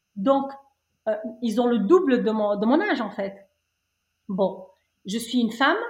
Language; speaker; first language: French; non-native, local second language; Arabic